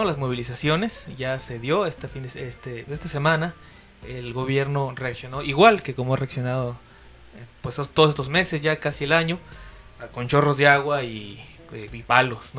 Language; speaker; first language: Spanish; native; Spanish